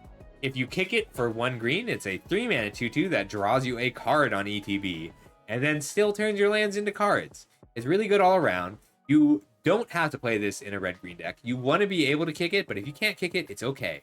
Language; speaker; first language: English; native; English